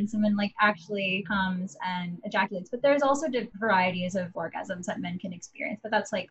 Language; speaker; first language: English; native; English